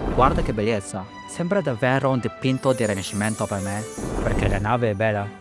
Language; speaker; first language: Italian; non-native, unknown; Filipino